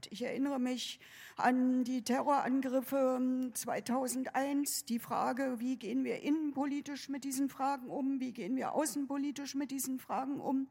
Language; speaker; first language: German; native; German